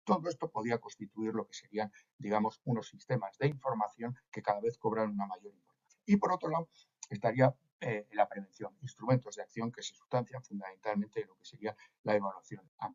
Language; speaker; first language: Spanish; native; Spanish